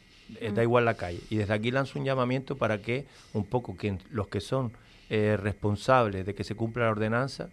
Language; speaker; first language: Spanish; native; Spanish